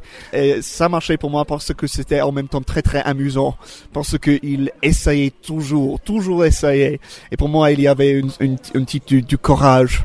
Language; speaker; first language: French; non-native, fluent; English